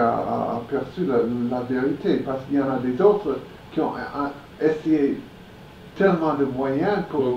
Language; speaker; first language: French; non-native, fluent; English